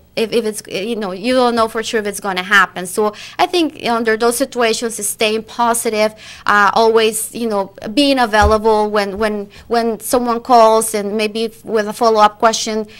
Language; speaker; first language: English; non-native, fluent; Spanish